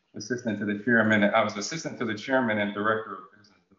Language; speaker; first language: English; native; English